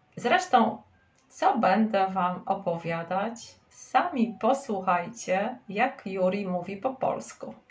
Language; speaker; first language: Polish; native; Polish